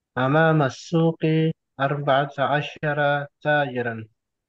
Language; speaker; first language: Arabic; non-native, learner; Indonesian